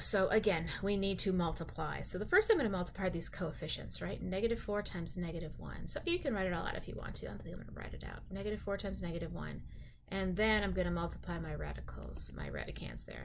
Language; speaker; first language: English; native; English